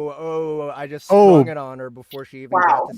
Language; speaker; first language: English; native; English